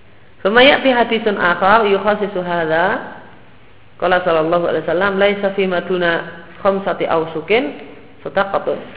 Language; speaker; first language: Arabic; non-native, fluent; Indonesian